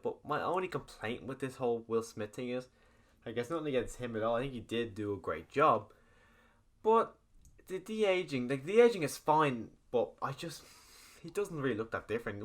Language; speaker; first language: English; native; English